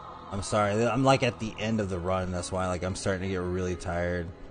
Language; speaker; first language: English; native; English